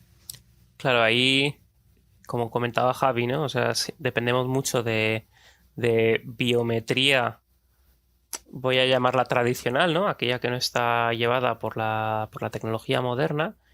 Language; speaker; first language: Spanish; native; Spanish